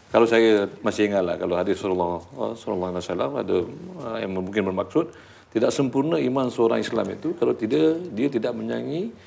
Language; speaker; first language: Malay; native; Malay